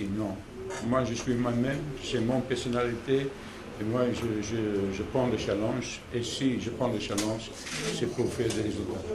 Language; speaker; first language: French; non-native, local second language; Dutch